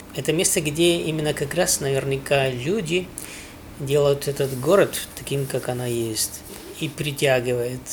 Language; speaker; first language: Russian; non-native, fluent; Spanish